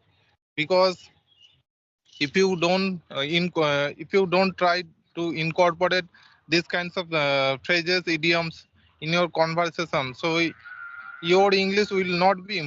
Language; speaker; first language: English; non-native, local second language; Santali